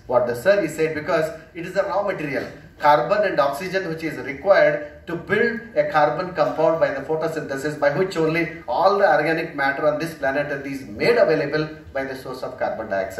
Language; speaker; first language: English; non-native, local second language; Kannada